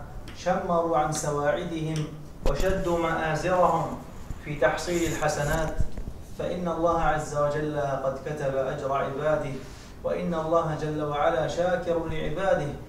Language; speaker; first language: Arabic; native; Arabic